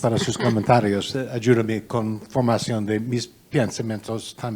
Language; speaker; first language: Spanish; non-native, learner; English